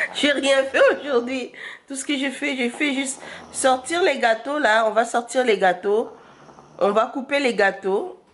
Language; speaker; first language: French; non-native, local second language; Lingala